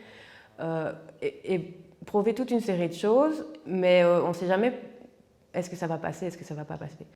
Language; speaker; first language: French; native; French